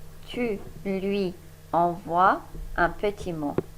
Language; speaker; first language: French; non-native, fluent; Persian